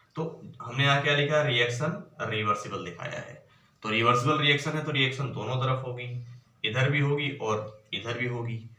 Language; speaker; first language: Hindi; native; Hindi